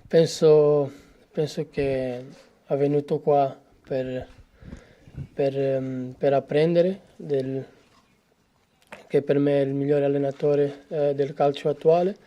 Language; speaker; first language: Italian; non-native, fluent; Portuguese